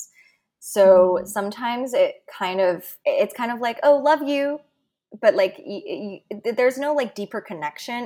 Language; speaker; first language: English; non-native, local second language; Cantonese